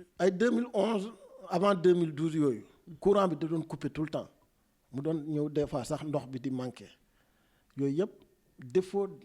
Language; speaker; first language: Wolof; non-native, local second language; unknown